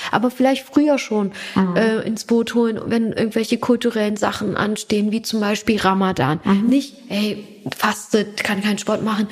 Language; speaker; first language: German; native; German